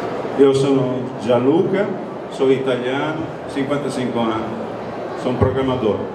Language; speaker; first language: Portuguese; non-native, fluent; Italian